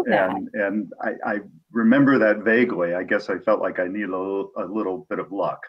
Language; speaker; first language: English; native; English